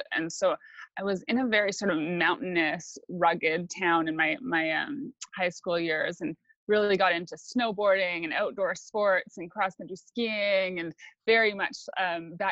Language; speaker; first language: English; native; English